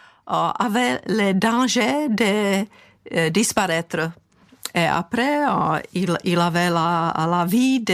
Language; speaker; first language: French; non-native, fluent; Czech